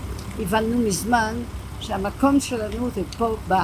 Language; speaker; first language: Hebrew; non-native, fluent; French